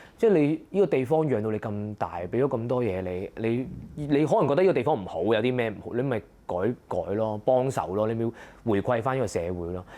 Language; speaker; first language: Cantonese; native; Cantonese